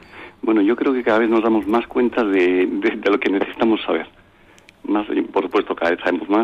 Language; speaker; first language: Spanish; native; Spanish